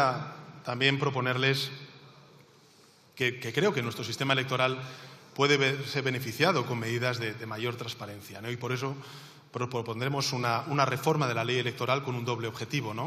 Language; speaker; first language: Spanish; native; Spanish